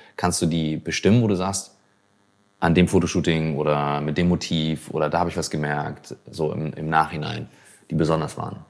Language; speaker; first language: German; native; German